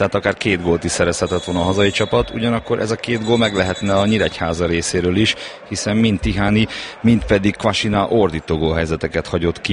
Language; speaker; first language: Hungarian; native; Hungarian